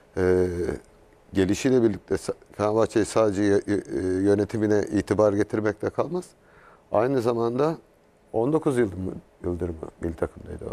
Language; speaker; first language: Turkish; native; Turkish